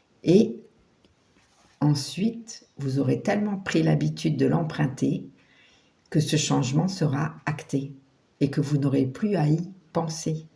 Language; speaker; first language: French; native; French